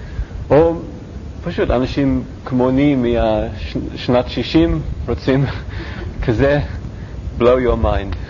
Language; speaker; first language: Hebrew; non-native, learner; English